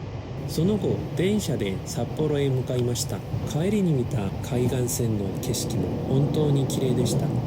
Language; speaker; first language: Japanese; non-native, learner; Korean